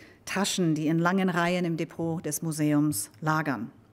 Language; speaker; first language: German; native; German